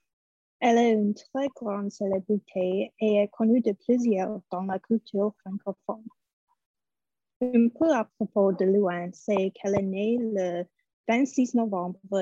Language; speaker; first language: French; non-native, fluent; English